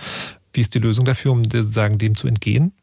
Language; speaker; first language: German; native; German